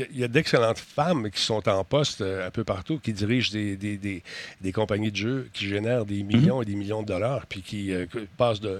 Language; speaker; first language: French; native; French